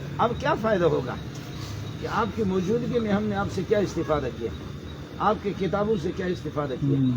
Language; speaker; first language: Urdu; non-native, fluent; Baluchi